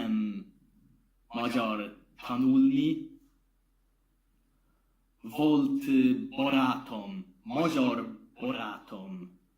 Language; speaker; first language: Hungarian; non-native, learner; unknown